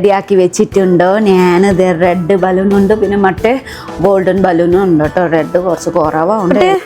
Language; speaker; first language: Malayalam; non-native, learner; Nepali